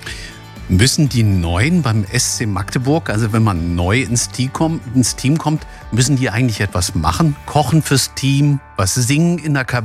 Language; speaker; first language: German; native; German